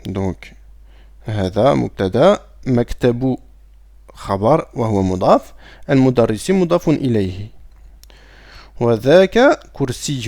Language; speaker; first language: Arabic; non-native, fluent; French